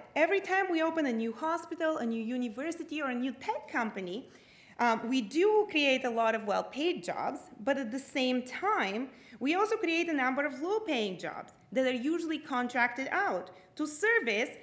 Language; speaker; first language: English; non-native, fluent; Bulgarian